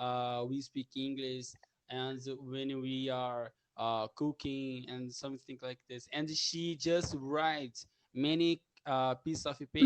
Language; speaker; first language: English; non-native, learner; Portuguese